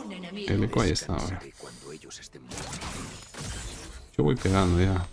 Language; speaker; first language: Spanish; native; Spanish